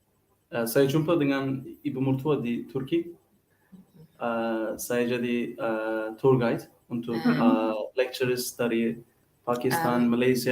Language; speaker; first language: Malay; non-native, learner; Turkish